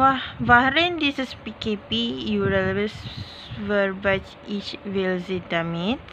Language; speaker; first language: German; non-native, learner; Malay